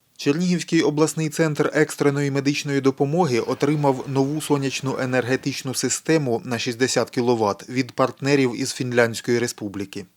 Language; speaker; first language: Ukrainian; native; Ukrainian